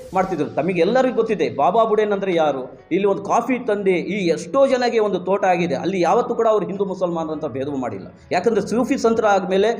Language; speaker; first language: Kannada; non-native, local second language; Urdu